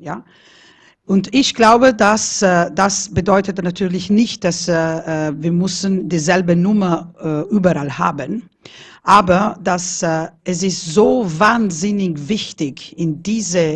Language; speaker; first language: German; non-native, fluent; Italian